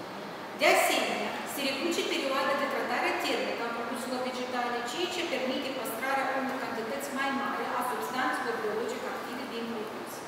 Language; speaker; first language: Romanian; native; Romanian